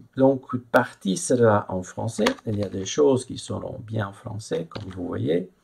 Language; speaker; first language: French; non-native, fluent; Dutch